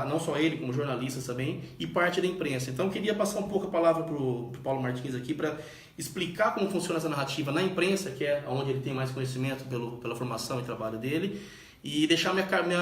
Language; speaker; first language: Portuguese; native; Portuguese